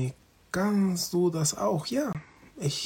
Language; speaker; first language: German; non-native, fluent; Spanish